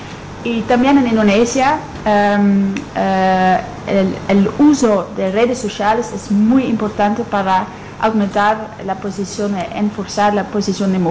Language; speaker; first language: Spanish; non-native, fluent; Dutch